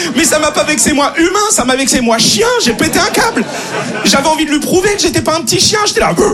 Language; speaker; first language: French; native; French